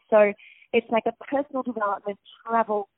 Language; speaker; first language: English; native; English